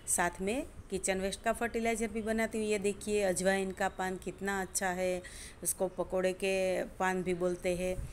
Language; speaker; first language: Hindi; non-native, local second language; Gujarati